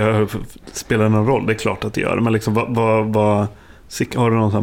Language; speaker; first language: Swedish; native; Swedish